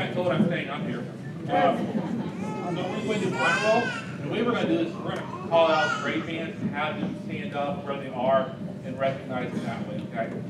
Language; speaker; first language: English; native; English